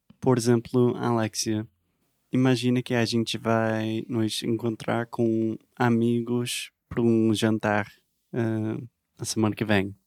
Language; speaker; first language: Portuguese; non-native, learner; English